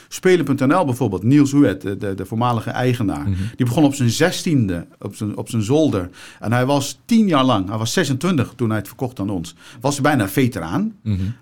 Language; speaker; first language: Dutch; early bilingual, other home language; Turkish